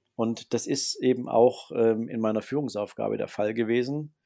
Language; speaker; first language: German; native; German